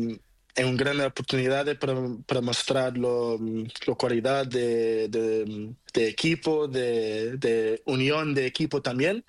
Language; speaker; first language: Spanish; non-native, learner; Portuguese